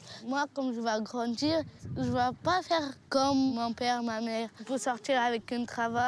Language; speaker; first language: French; non-native, learner; Romanian